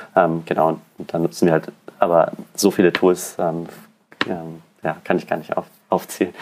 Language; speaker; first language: German; native; German